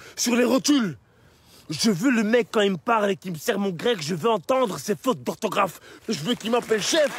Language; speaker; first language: French; native; French